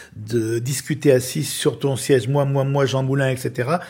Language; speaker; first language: French; native; French